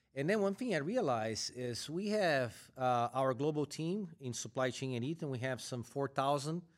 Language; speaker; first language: English; non-native, fluent; Portuguese